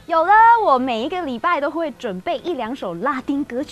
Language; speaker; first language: Chinese; native; Chinese